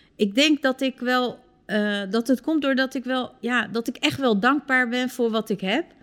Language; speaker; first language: Dutch; early bilingual, other home language; Turkish